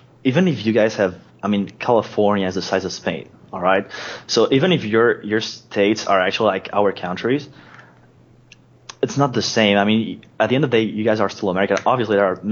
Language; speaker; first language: English; non-native, fluent; Spanish